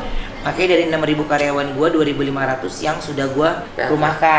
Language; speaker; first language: Indonesian; native; Indonesian